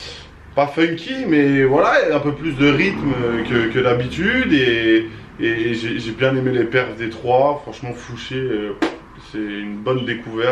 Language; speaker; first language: French; native; French